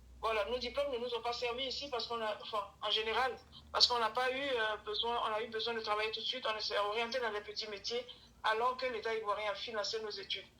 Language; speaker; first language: French; early bilingual, other home language; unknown